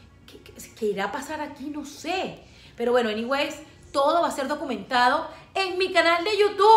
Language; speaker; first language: Spanish; native; Spanish